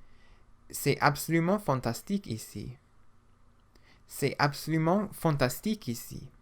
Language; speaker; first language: French; non-native, fluent; English